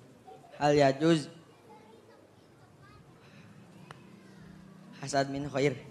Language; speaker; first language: Arabic; non-native, learner; Indonesian